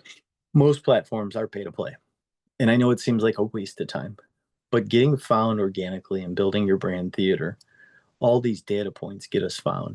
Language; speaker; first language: English; native; English